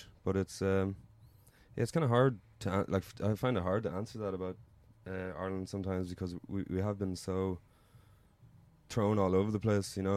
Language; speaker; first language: English; native; English